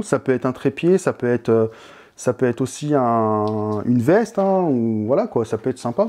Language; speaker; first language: French; native; French